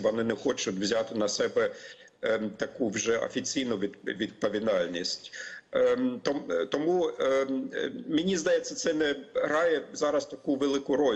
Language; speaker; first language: Ukrainian; non-native, fluent; German